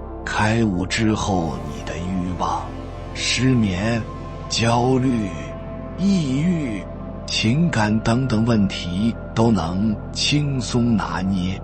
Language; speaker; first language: Chinese; native; Chinese